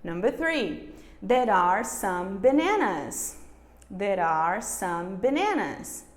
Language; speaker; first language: English; non-native, fluent; Portuguese